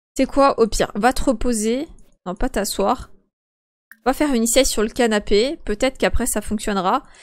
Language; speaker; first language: French; early bilingual, other home language; Polish